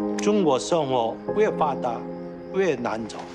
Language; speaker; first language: Chinese; non-native, learner; Korean